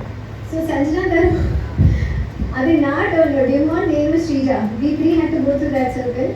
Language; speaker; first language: Telugu; non-native, learner; Hindi